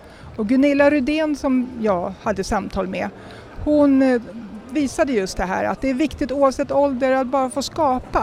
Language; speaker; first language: Swedish; native; Swedish